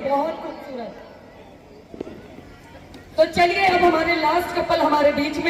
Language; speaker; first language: Hindi; native; Hindi